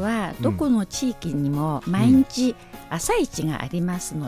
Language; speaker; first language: Japanese; non-native, fluent; Chinese